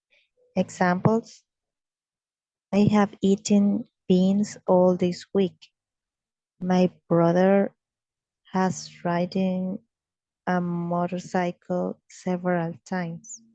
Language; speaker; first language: English; non-native, learner; Spanish